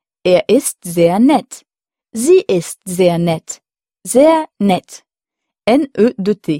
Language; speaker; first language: German; non-native, fluent; French